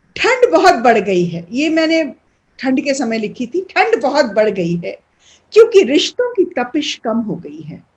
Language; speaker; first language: Hindi; non-native, local second language; Bangla